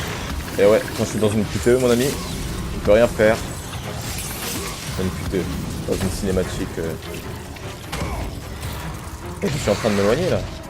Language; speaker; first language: French; native; French